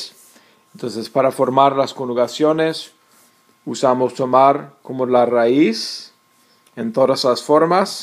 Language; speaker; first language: Spanish; non-native, fluent; English